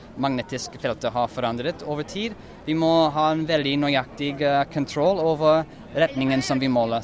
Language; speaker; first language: Norwegian; non-native, learner; English